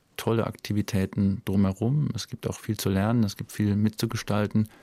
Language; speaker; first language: German; native; German